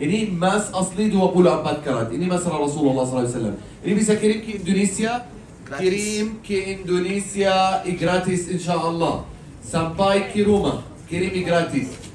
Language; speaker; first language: Indonesian; non-native, fluent; Arabic